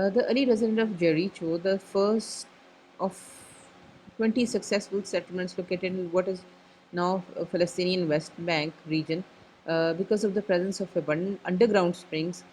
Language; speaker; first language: English; non-native, local second language; Urdu